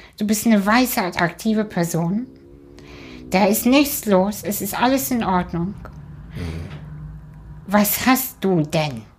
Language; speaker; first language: German; early bilingual, other home language; Russian